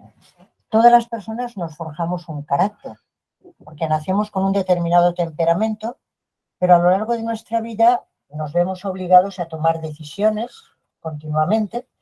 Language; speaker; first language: Spanish; native; Spanish